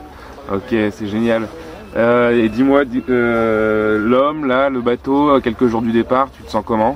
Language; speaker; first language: French; native; French